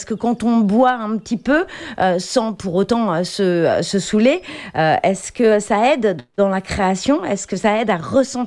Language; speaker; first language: French; native; French